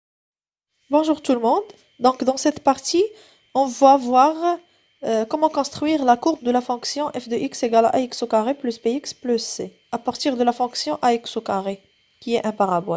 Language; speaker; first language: French; non-native, local second language; Arabic